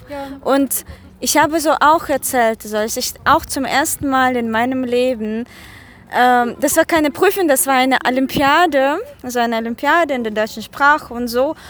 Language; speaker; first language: German; non-native, fluent; Russian